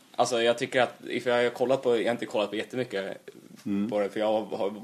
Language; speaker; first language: Swedish; native; Swedish